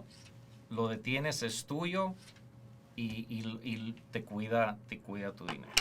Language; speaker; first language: Spanish; early bilingual, heritage; Spanish